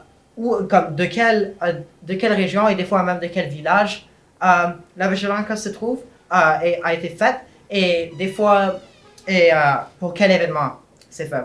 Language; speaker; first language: French; non-native, local second language; English